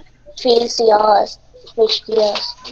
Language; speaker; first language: Persian; non-native, learner; Urdu